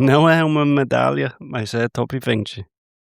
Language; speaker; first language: Portuguese; non-native, fluent; English